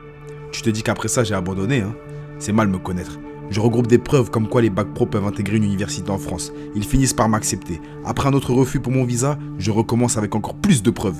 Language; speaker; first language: French; native; French